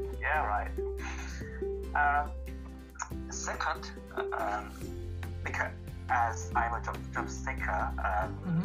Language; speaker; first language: English; non-native, learner; Korean